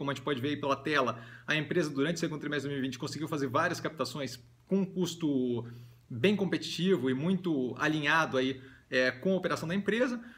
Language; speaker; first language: Portuguese; native; Portuguese